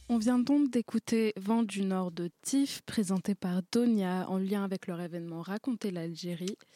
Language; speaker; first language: French; native; French